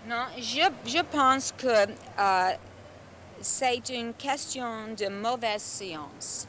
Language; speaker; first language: French; non-native, learner; English